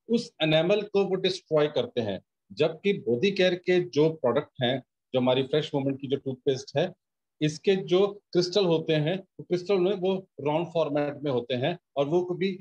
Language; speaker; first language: Hindi; native; Hindi